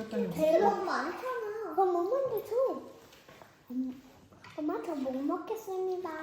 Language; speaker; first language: Korean; early bilingual, heritage; French